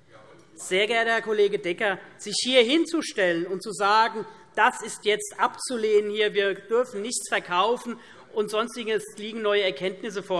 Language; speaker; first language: German; native; German